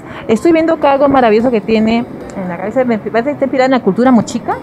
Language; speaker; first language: Spanish; native; Spanish